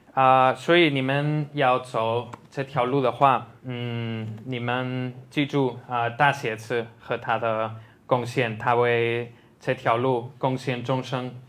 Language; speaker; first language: Chinese; non-native, fluent; Spanish